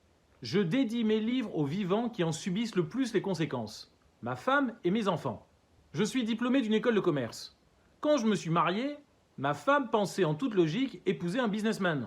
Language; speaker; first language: French; native; French